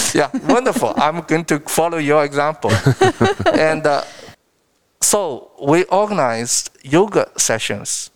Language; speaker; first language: English; non-native, fluent; Chinese